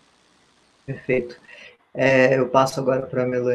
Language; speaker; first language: Portuguese; native; Portuguese